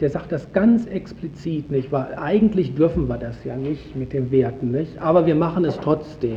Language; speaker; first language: German; native; German